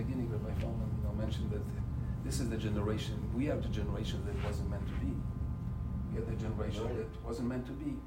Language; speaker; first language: English; non-native, fluent; Polish